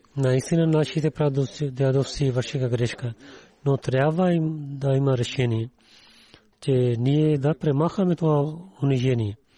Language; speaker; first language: Bulgarian; non-native, learner; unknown